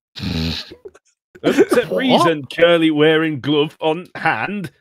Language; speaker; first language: English; native; English